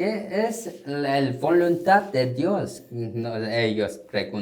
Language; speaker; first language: Spanish; non-native, learner; Korean